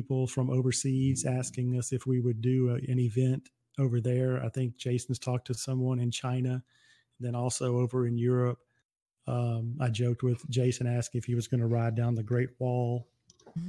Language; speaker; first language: English; native; English